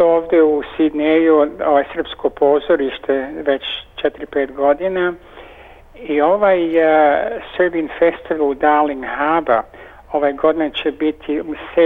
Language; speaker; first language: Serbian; early bilingual, heritage; Serbian